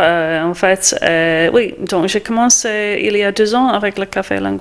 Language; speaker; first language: French; non-native, fluent; English